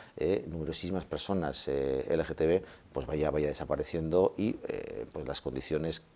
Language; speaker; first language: Spanish; non-native, local second language; Basque